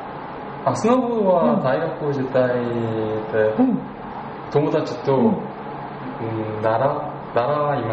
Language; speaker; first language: Japanese; non-native, learner; Korean